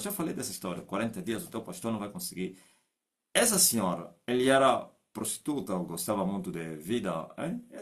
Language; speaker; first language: Portuguese; non-native, local second language; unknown